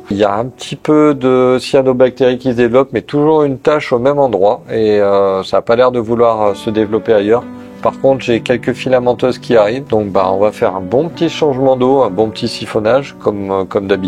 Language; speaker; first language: French; native; French